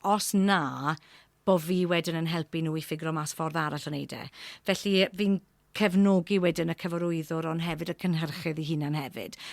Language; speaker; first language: Welsh; non-native, local second language; English